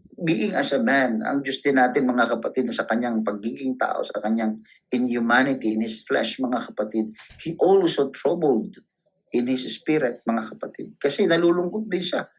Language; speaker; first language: Filipino; non-native, local second language; Cebuano